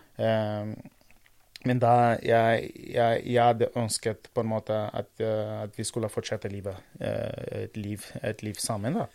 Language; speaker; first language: Norwegian; non-native, fluent; Portuguese